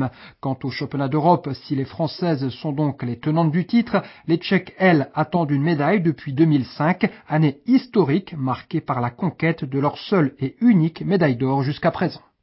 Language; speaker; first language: French; native; French